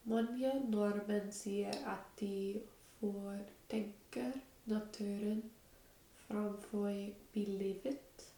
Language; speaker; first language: Norwegian; non-native, learner; English